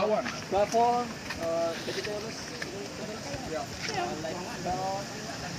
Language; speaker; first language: English; non-native, learner; Indonesian